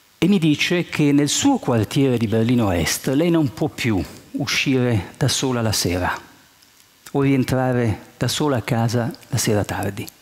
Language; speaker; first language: Italian; early bilingual, heritage; Italian